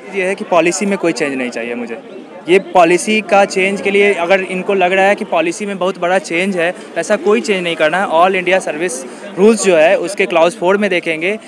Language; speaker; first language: Hindi; native; Hindi